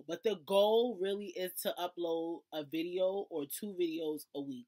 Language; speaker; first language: English; native; English